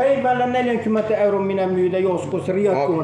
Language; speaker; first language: Finnish; non-native, learner; Turkish